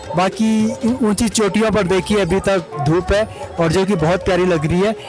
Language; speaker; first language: Hindi; native; Hindi